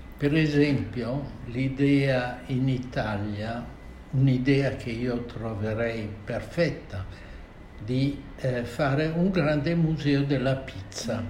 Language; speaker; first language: Italian; native; Italian